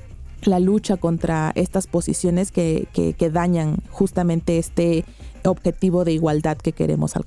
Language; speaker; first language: Spanish; native; Spanish